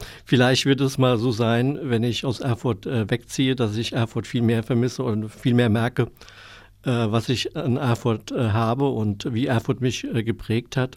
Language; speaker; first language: German; native; German